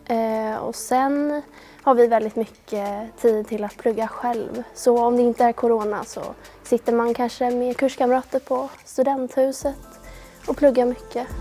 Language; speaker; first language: Swedish; native; Swedish